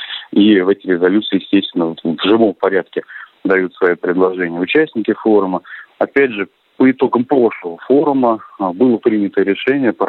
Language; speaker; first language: Russian; native; Russian